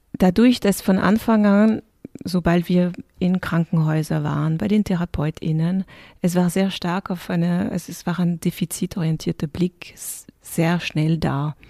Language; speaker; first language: German; non-native, fluent; French